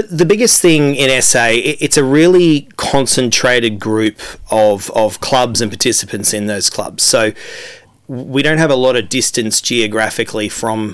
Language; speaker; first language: English; native; English